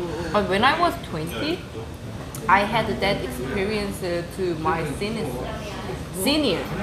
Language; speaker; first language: English; non-native, learner; Korean